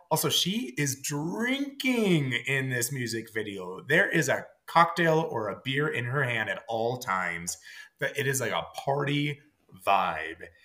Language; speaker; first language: English; native; English